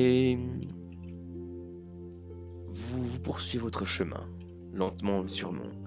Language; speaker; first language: French; native; French